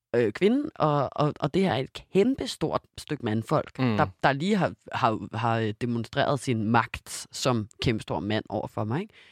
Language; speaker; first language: Danish; native; Danish